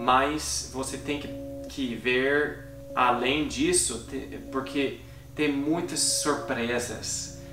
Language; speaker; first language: Portuguese; non-native, fluent; English